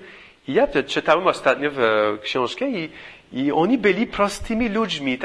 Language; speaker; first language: Polish; non-native, fluent; English